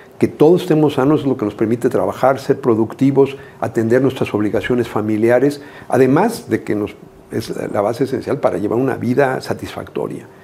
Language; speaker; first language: Spanish; native; Spanish